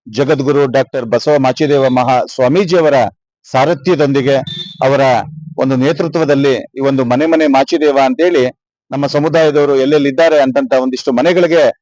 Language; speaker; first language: Kannada; native; Kannada